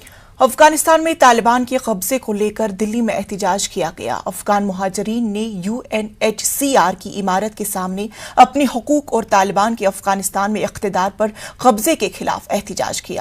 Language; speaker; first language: Hindi; native; Hindi